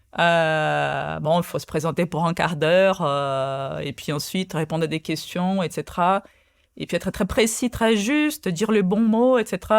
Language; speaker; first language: French; non-native, fluent; Portuguese